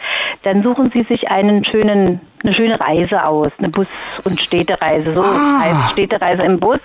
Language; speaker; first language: German; native; German